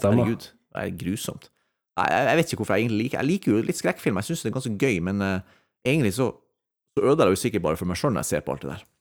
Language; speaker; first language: Norwegian; native; Norwegian